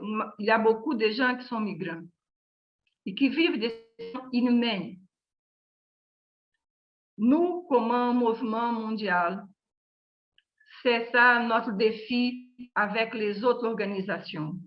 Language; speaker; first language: French; non-native, learner; Portuguese